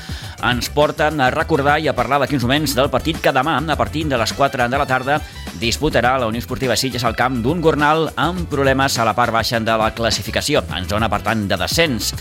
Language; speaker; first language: Catalan; native; Catalan